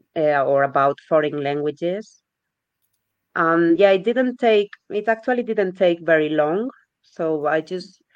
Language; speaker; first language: English; non-native, fluent; Spanish